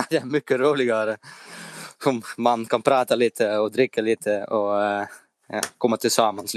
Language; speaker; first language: Swedish; non-native, learner; Dutch